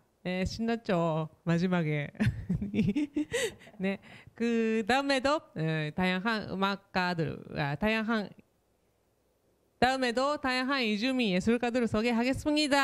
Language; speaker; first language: Korean; non-native, fluent; Japanese